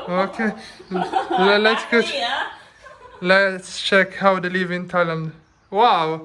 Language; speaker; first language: English; non-native, fluent; Italian